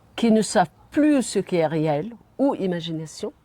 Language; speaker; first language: French; non-native, fluent; Mongolian